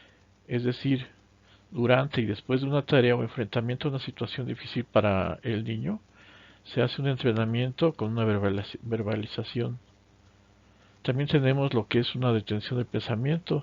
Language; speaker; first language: Spanish; native; Spanish